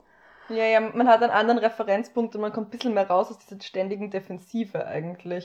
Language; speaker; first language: German; native; German